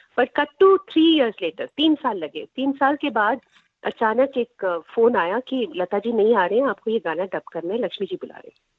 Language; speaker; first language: Hindi; non-native, local second language; Tamil